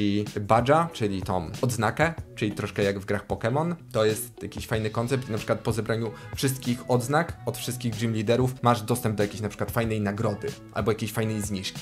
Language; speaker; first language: Polish; native; Polish